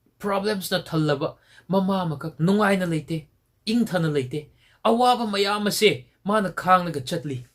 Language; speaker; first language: Manipuri; non-native, local second language; Tangkhul Naga (India)